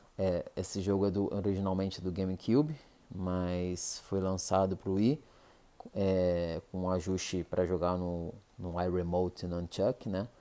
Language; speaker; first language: Portuguese; native; Portuguese